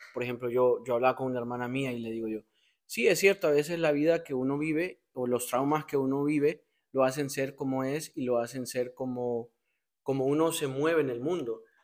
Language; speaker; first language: Spanish; native; Spanish